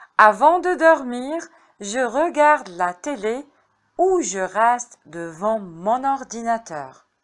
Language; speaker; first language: French; non-native, fluent; Arabic